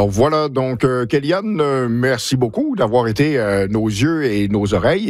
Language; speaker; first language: French; native; French